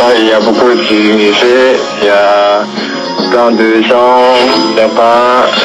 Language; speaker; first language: French; non-native, learner; Korean